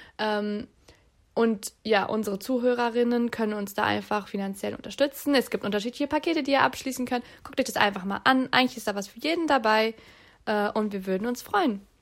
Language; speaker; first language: German; early bilingual, other home language; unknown